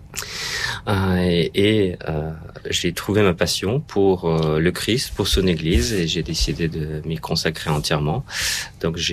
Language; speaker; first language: French; non-native, fluent; Russian